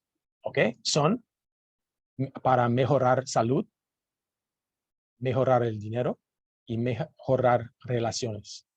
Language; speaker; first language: Spanish; non-native, learner; English